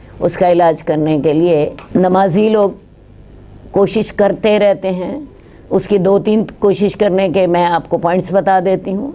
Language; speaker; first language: Urdu; non-native, local second language; Punjabi